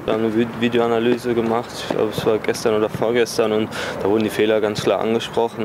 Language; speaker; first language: German; native; German